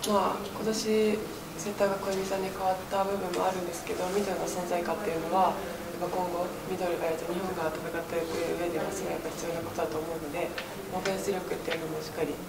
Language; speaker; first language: Japanese; native; Japanese